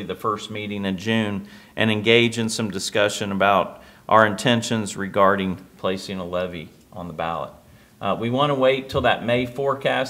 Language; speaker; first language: English; native; English